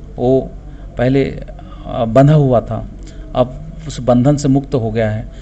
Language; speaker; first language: Hindi; non-native, local second language; Assamese